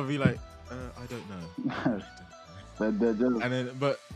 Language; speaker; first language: English; non-native, local second language; Yoruba